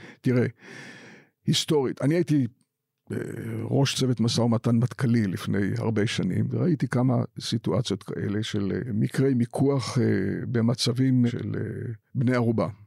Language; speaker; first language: Hebrew; native; Hebrew